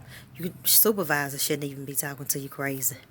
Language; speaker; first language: English; native; English